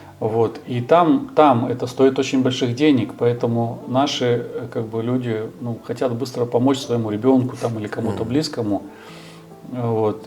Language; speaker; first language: Russian; native; Russian